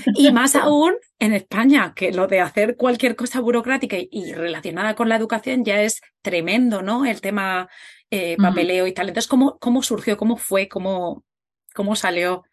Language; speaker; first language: Spanish; native; Spanish